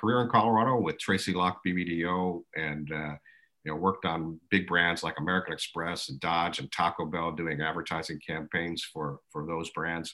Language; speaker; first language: English; early bilingual, other home language; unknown